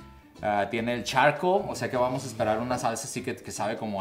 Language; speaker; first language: Spanish; native; Spanish